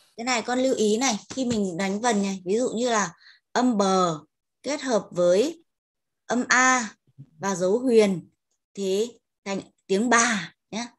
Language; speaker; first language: Vietnamese; native; Vietnamese